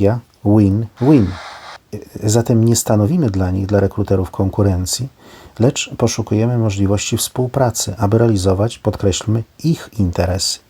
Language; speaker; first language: Polish; native; Polish